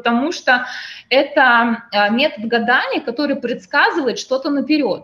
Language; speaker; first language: Russian; native; Russian